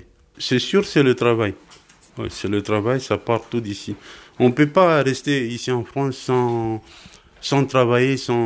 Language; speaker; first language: French; non-native, fluent; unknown